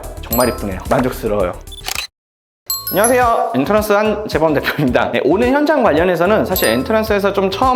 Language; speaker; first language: Korean; native; Korean